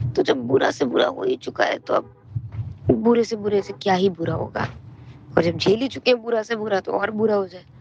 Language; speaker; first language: Hindi; native; Hindi